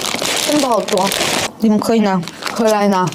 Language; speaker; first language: Chinese; non-native, learner; Korean